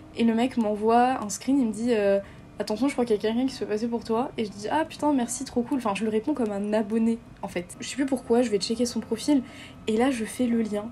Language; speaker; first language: French; native; French